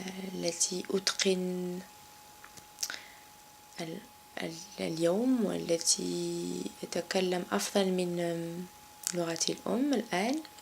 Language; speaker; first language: Arabic; non-native, local second language; Kabyle